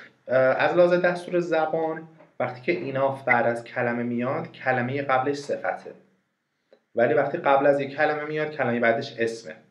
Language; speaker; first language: Persian; native; Persian